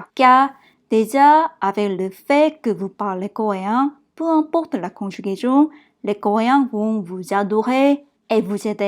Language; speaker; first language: French; non-native, fluent; Korean